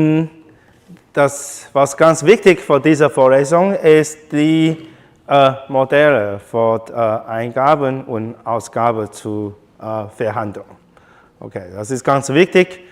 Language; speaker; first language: German; non-native, learner; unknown